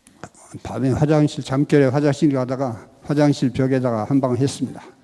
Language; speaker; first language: Korean; native; Korean